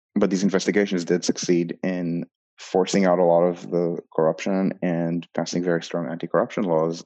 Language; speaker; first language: English; non-native, fluent; Hebrew